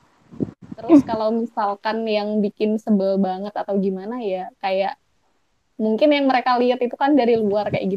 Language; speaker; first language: Indonesian; native; Indonesian